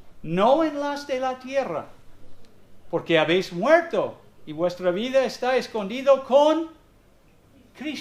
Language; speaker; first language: Spanish; non-native, fluent; English